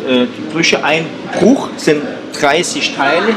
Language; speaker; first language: German; native; German